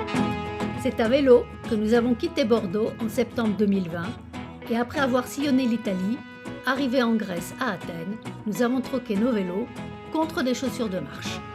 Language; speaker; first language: French; native; French